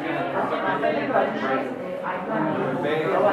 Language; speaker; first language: French; non-native, learner; Spanish